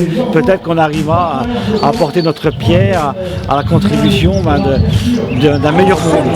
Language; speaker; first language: French; native; French